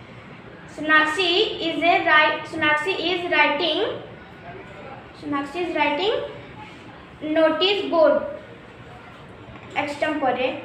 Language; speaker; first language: English; non-native, learner; Hindi